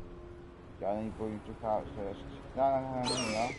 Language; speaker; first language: English; native; English